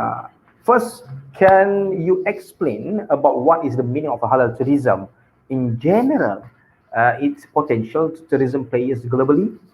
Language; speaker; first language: English; non-native, local second language; Malay